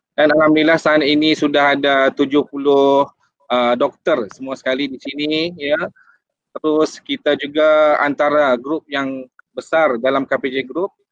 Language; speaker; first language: Malay; native; Malay